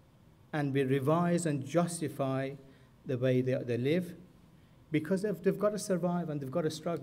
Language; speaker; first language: English; non-native, fluent; Persian